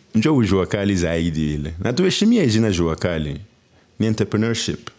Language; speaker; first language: Swahili; native; Swahili